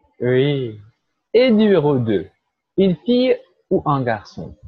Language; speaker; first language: French; non-native, learner; Portuguese